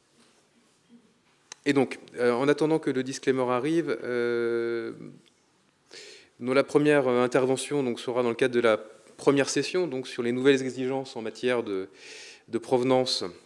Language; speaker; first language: French; native; French